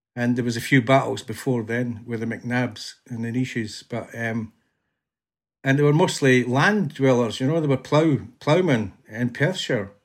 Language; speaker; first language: English; native; English